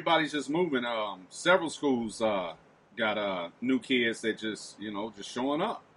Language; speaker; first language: English; native; English